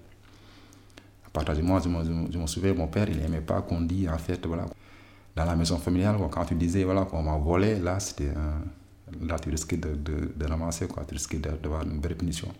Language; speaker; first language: French; non-native, local second language; Wolof